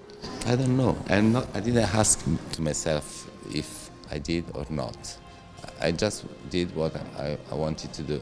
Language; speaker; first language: English; non-native, fluent; Italian